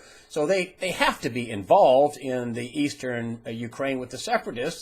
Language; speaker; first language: English; native; English